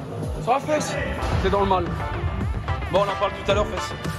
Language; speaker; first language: French; native; French